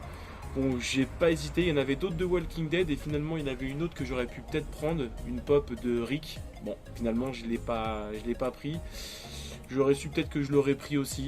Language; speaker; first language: French; native; French